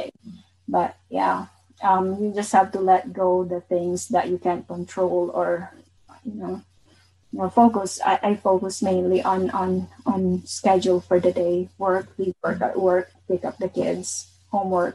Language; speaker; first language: English; non-native, local second language; Bikol